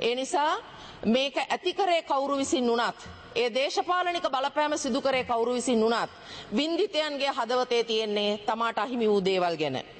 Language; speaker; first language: Sinhala; non-native, local second language; Tamil